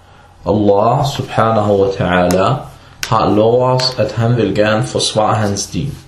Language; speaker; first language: Danish; non-native, fluent; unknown